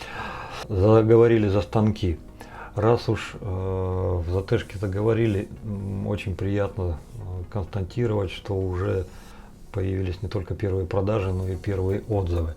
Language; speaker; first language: Russian; native; Russian